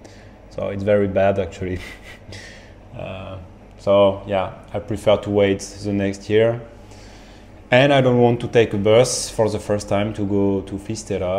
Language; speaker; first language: English; non-native, fluent; French